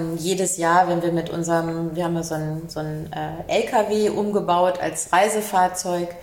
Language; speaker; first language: German; native; German